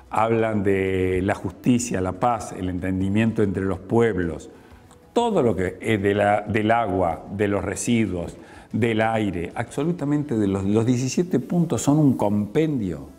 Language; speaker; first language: Spanish; native; Spanish